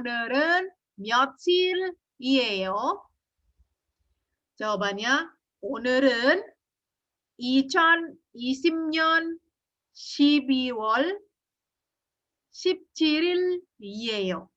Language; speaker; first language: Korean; non-native, fluent; Indonesian